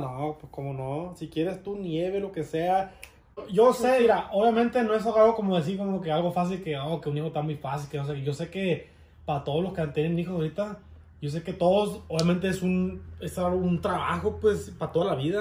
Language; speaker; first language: Spanish; early bilingual, heritage; Spanish